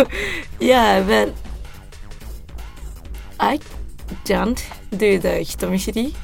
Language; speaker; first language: English; non-native, learner; Japanese